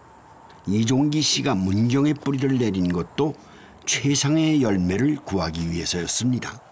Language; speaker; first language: Korean; native; Korean